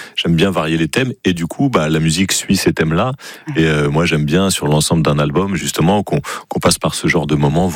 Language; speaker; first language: French; native; French